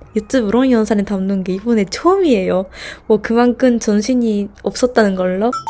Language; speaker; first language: Korean; non-native, fluent; Japanese